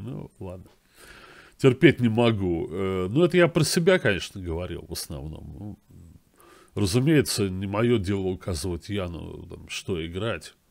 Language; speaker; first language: Russian; native; Russian